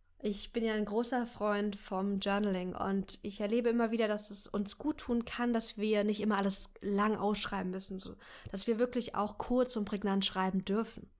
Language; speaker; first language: German; native; German